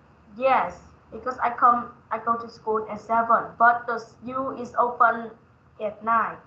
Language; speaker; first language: English; non-native, learner; Vietnamese